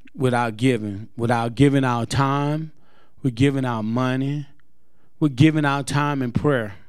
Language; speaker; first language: English; native; English